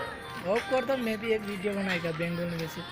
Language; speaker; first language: Hindi; non-native, local second language; Bangla